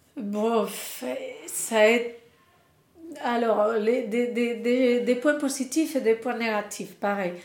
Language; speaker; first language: French; non-native, fluent; Spanish